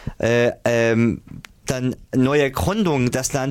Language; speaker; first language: German; non-native, fluent; Arabic